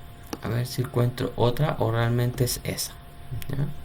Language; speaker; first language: Spanish; native; Spanish